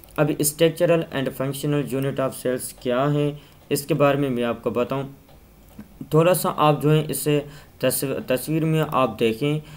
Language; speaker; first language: Urdu; non-native, local second language; Sindhi